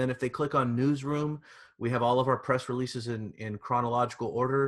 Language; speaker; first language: English; native; English